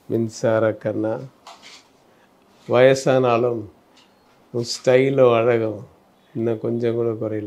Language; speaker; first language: Telugu; non-native, learner; Tamil